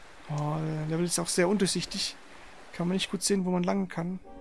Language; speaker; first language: German; native; German